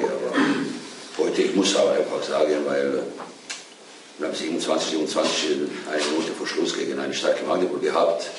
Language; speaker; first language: German; non-native, fluent; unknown